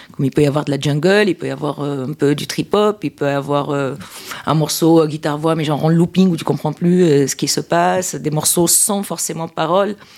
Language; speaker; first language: French; non-native, local second language; Arabic